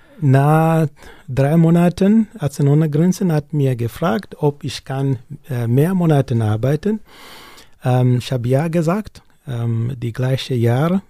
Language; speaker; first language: German; non-native, learner; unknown